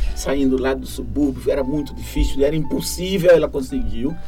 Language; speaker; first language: Portuguese; native; Portuguese